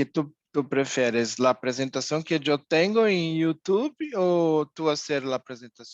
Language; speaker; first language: Spanish; non-native, fluent; Portuguese